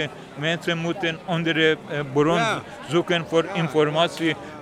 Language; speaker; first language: Dutch; non-native, learner; Persian